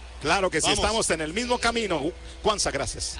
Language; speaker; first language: Spanish; native; Spanish